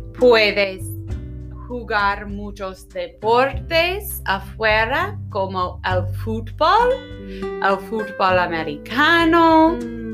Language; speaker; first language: Spanish; non-native, fluent; English